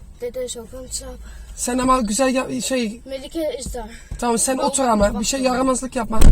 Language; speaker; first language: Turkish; non-native, fluent; Dutch